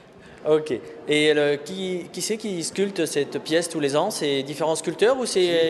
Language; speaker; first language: French; native; French